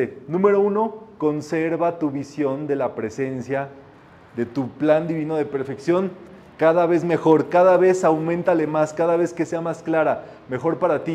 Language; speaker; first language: Spanish; native; Spanish